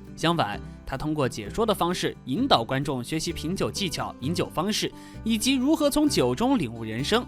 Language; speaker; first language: Chinese; native; Chinese